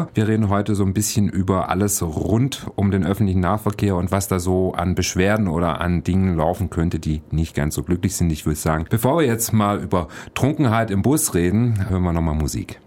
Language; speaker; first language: German; native; German